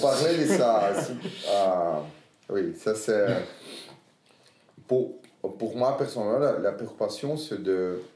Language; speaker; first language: French; non-native, fluent; Portuguese